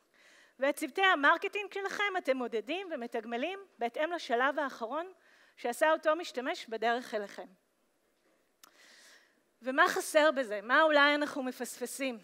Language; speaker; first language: Hebrew; native; Hebrew